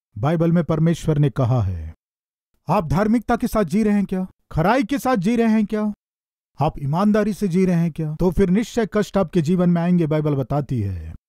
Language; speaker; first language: Hindi; non-native, local second language; Telugu